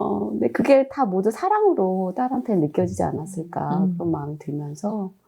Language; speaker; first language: Korean; native; Korean